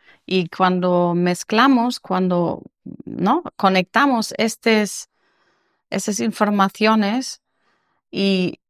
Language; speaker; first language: Spanish; non-native, learner; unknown